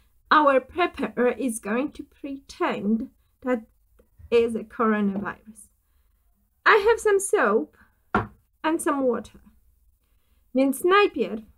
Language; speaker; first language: English; non-native, fluent; Polish